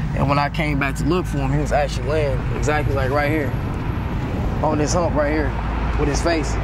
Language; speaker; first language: English; native; English